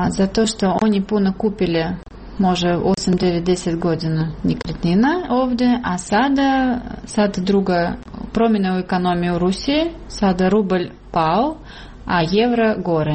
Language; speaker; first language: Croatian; non-native, learner; Russian